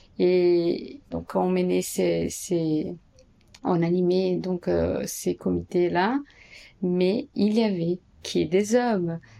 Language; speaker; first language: French; non-native, fluent; Portuguese